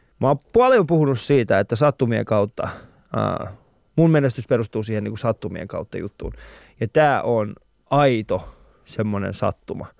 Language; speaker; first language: Finnish; early bilingual, other home language; Persian